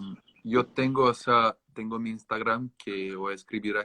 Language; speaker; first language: Spanish; non-native, fluent; French